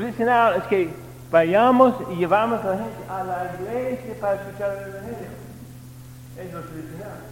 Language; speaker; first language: Spanish; non-native, learner; English